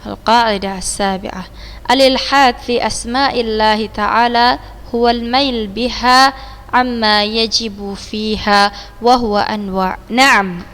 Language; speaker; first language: Arabic; non-native, fluent; Indonesian